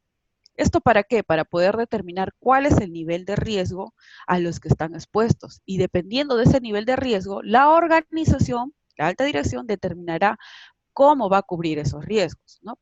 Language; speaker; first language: Spanish; native; Spanish